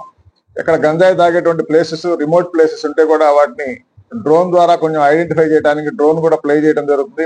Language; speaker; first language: Telugu; native; Telugu